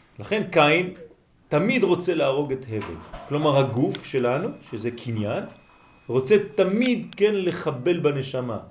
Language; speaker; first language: Hebrew; non-native, fluent; French